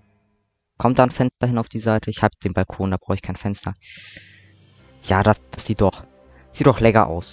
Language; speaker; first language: German; native; German